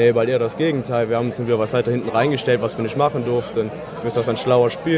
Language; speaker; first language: German; native; German